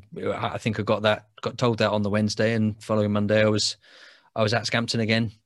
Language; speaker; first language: English; native; English